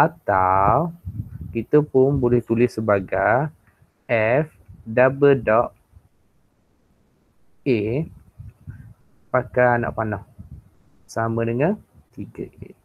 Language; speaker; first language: Malay; native; Malay